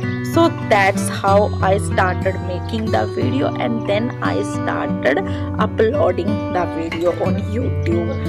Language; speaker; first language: English; non-native, learner; Hindi